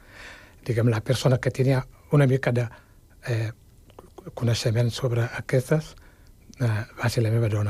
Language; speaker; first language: Catalan; non-native, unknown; Wolof